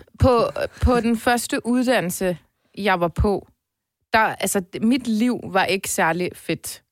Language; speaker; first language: Danish; early bilingual, other home language; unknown